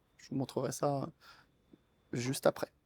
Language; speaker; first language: French; native; French